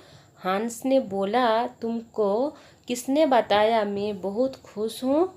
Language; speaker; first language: Hindi; non-native, local second language; Bangla